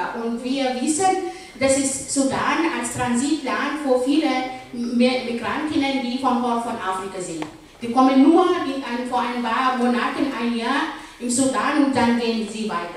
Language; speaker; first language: German; non-native, fluent; Arabic